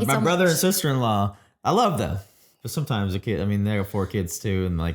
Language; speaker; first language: English; native; English